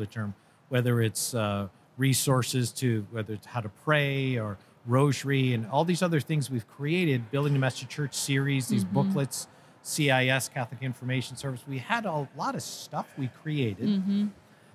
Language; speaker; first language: English; native; English